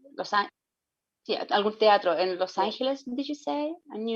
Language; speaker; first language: Spanish; native; Spanish